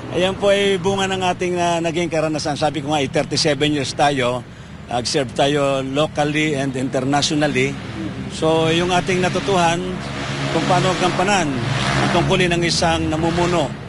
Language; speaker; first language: Filipino; native; Filipino